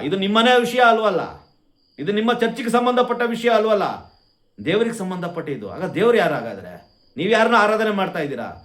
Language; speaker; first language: Kannada; non-native, local second language; Konkani